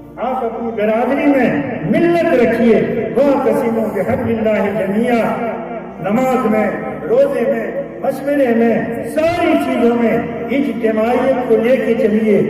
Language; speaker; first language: Urdu; native; Urdu